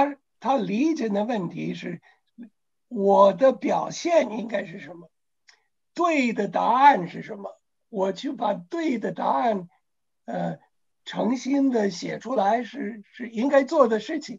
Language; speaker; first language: Chinese; non-native, fluent; English